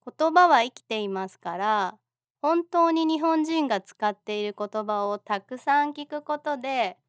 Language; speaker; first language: Japanese; native; Japanese